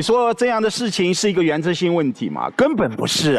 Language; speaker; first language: Chinese; native; Chinese